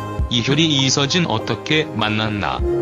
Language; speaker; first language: Korean; native; Korean